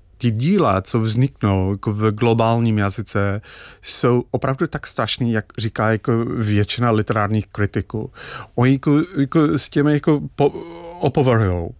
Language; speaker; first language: Czech; non-native, fluent; English